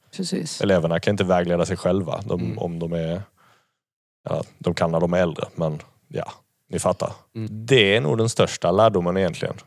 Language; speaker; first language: Swedish; native; Swedish